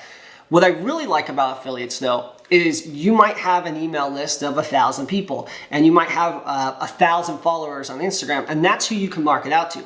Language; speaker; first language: English; native; English